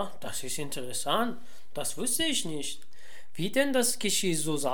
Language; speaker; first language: German; non-native, learner; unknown